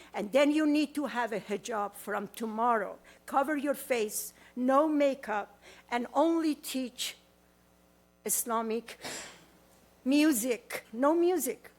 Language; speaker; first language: English; non-native, learner; Persian